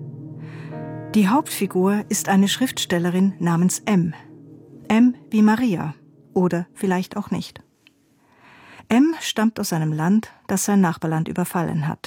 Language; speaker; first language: German; native; German